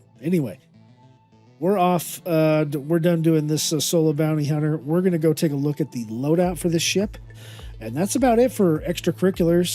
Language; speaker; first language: English; native; English